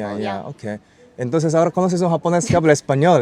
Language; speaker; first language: Spanish; non-native, learner; Japanese